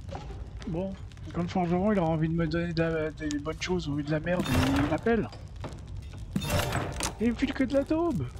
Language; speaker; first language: French; native; French